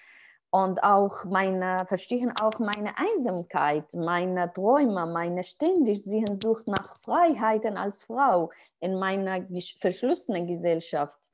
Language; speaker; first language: German; non-native, learner; Arabic